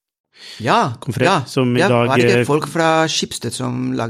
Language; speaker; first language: Norwegian; non-native, fluent; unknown